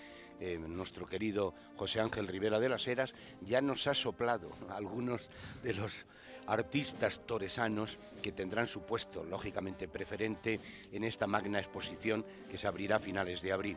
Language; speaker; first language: Spanish; native; Spanish